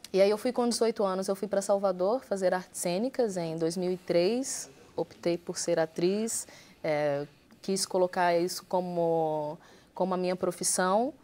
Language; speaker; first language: Portuguese; native; Portuguese